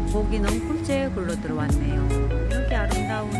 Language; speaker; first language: Korean; native; Korean